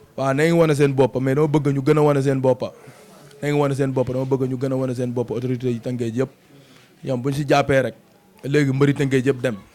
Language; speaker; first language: Wolof; native; Wolof